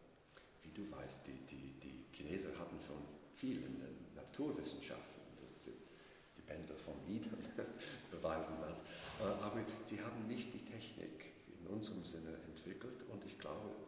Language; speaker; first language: German; non-native, fluent; English